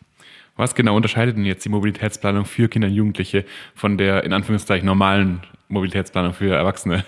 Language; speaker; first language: German; native; German